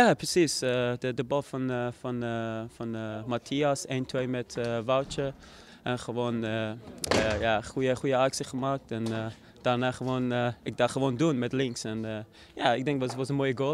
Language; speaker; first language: Dutch; non-native, learner; Persian